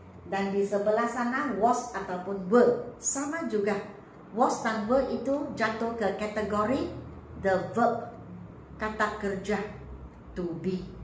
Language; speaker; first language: English; non-native, local second language; Malay